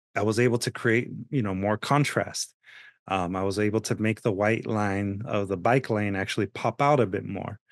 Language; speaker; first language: English; early bilingual, other home language; Spanish